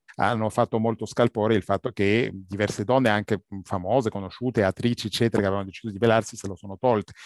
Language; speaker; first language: Italian; non-native, fluent; Arabic